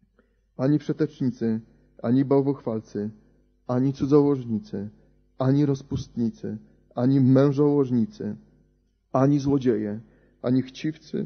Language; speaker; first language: Polish; native; Polish